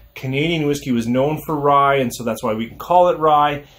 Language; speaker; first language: English; native; English